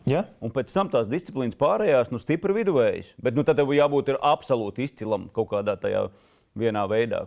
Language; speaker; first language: Latvian; native; Latvian